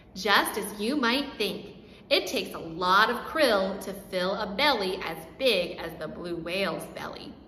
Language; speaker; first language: English; native; English